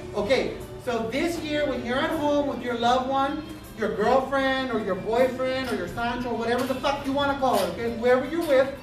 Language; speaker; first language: English; early bilingual, other home language; Spanish